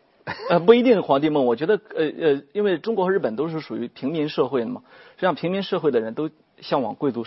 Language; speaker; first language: Chinese; native; Chinese